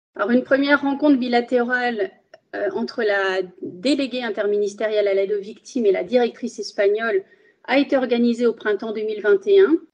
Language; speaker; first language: French; early bilingual, other home language; Spanish